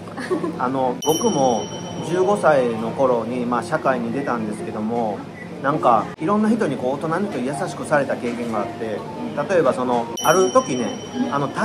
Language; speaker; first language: Japanese; native; Japanese